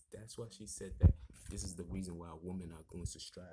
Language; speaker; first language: English; native; English